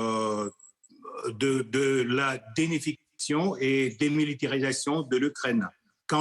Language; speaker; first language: French; non-native, fluent; Russian